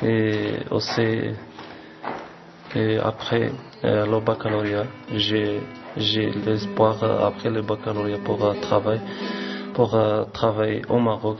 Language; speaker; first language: French; non-native, learner; Arabic